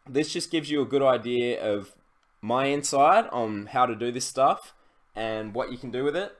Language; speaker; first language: English; native; English